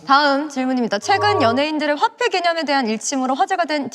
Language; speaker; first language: Korean; native; Korean